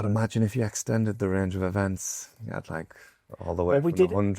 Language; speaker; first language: English; native; English